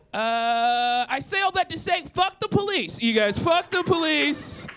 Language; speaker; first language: English; native; English